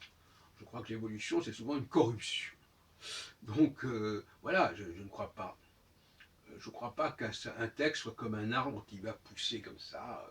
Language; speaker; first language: French; native; French